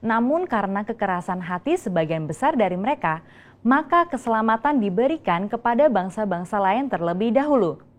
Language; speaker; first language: Indonesian; native; Indonesian